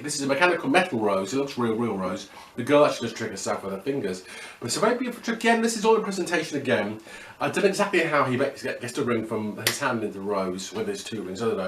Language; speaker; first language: English; native; English